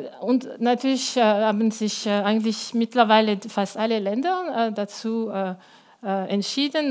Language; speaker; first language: German; non-native, local second language; French